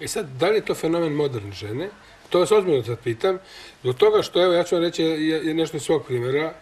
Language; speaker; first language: Croatian; native; Croatian